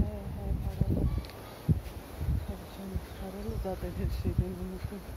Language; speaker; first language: Turkish; non-native, learner; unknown